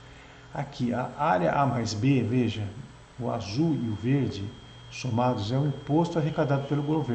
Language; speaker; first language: Portuguese; native; Portuguese